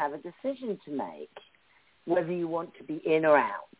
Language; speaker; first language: English; native; English